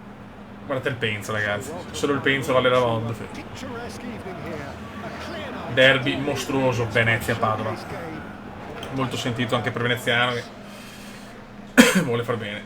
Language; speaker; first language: Italian; native; Italian